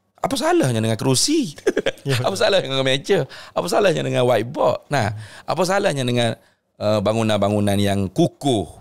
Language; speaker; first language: Malay; native; Malay